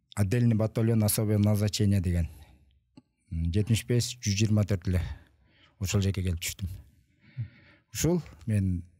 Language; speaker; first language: Kyrgyz; native; Kyrgyz